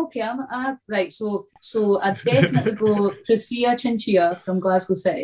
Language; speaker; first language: English; native; English